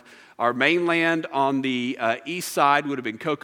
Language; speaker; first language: English; native; English